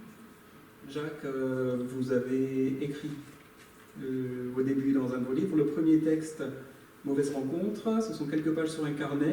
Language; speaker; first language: French; native; French